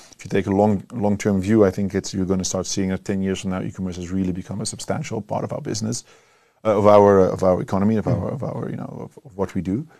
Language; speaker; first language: English; non-native, fluent; Dutch